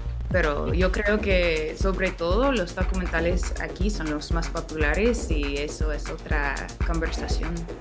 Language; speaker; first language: Spanish; non-native, fluent; English